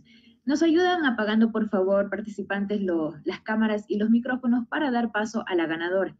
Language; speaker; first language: Spanish; native; Spanish